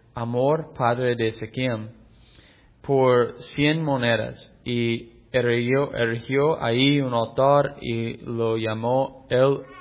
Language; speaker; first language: Spanish; non-native, fluent; English